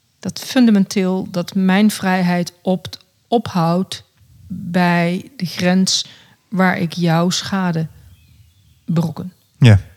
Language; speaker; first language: Dutch; native; Dutch